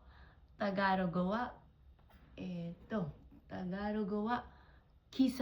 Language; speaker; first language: Japanese; non-native, fluent; Filipino